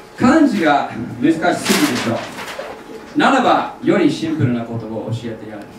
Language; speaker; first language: Japanese; non-native, fluent; English